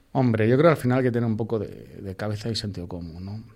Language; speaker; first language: Spanish; native; Spanish